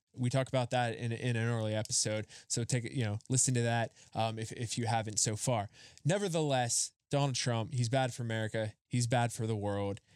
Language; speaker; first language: English; native; English